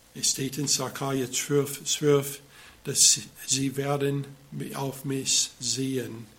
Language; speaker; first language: German; non-native, fluent; English